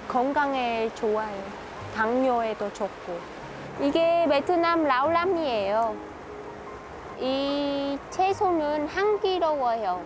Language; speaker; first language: Korean; non-native, learner; Vietnamese